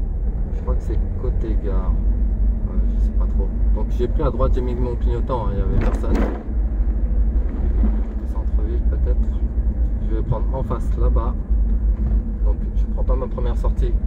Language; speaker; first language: French; native; French